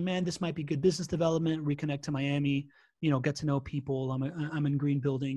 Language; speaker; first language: English; early bilingual, other home language; Spanish